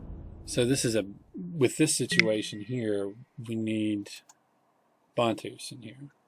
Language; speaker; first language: English; native; English